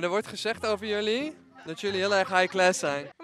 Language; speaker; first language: Dutch; native; Dutch